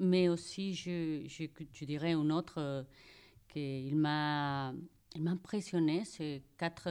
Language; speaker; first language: French; non-native, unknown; Spanish